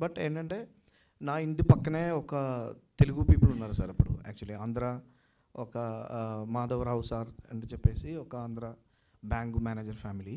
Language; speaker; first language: Telugu; non-native, local second language; Malayalam